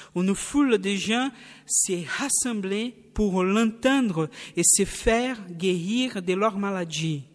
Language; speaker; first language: French; non-native, fluent; Portuguese